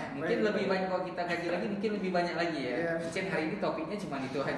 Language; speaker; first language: Indonesian; native; Indonesian